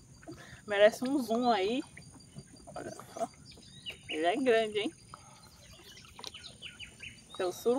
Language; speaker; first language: Portuguese; native; Portuguese